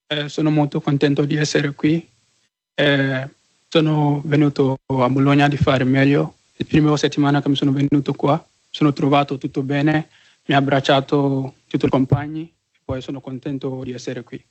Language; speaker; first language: Italian; non-native, learner; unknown